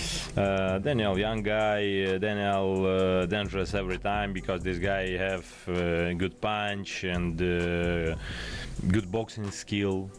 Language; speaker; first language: English; non-native, learner; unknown